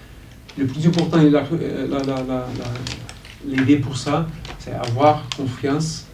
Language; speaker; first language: French; non-native, fluent; Portuguese